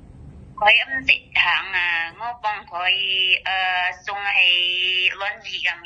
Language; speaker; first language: Cantonese; non-native, learner; Indonesian